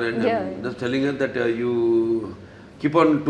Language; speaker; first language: Telugu; native; Telugu